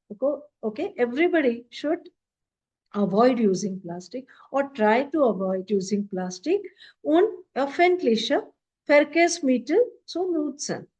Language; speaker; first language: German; non-native, fluent; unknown